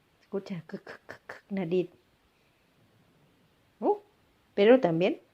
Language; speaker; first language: Spanish; non-native, learner; Thai